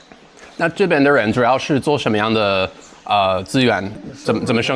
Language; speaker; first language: Chinese; non-native, fluent; English